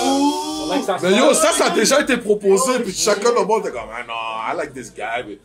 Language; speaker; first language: French; native; French